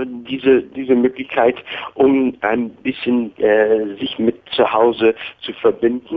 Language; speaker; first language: German; non-native, fluent; English